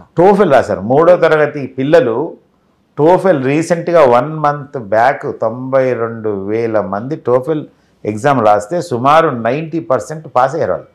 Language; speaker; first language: Telugu; native; Telugu